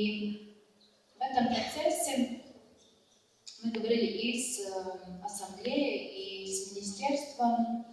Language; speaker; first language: Russian; non-native, fluent; Latvian